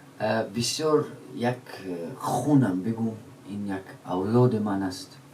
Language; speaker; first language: Tajik; non-native, local second language; Shughni